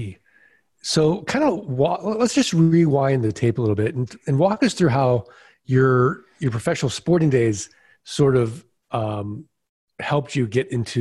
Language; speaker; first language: English; native; English